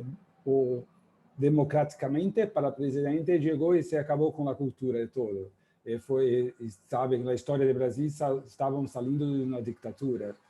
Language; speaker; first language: Spanish; non-native, fluent; Portuguese